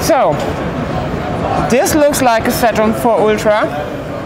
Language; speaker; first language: English; non-native, fluent; German